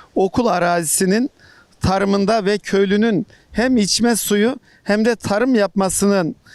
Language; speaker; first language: Turkish; native; Turkish